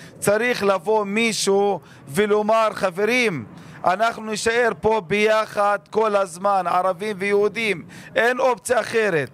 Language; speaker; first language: Hebrew; non-native, local second language; Arabic